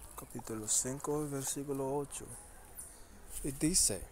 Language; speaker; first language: Spanish; early bilingual, heritage; Spanish